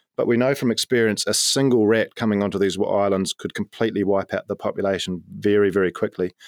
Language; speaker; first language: English; native; English